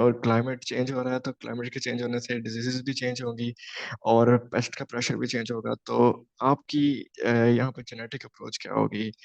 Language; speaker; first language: Urdu; non-native, local second language; Punjabi